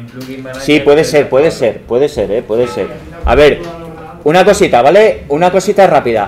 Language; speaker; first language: Spanish; native; Spanish